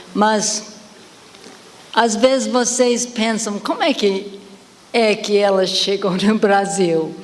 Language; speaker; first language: Portuguese; non-native, fluent; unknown